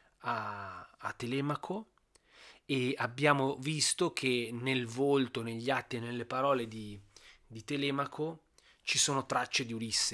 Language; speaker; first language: Italian; native; Italian